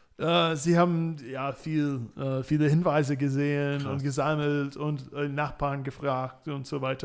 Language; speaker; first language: German; non-native, fluent; English